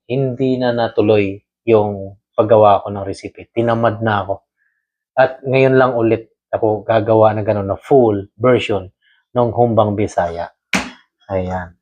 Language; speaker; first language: Filipino; non-native, local second language; Cebuano